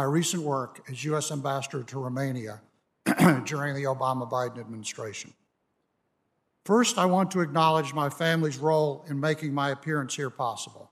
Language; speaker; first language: English; native; English